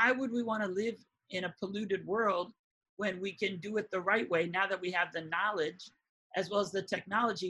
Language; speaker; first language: English; native; English